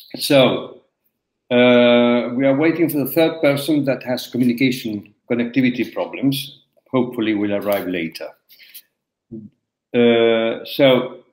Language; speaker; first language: English; non-native, fluent; Spanish